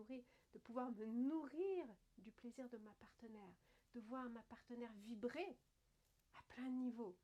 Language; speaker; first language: French; native; French